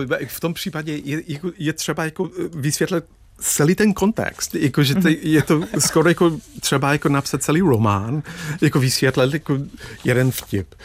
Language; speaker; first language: Czech; non-native, fluent; English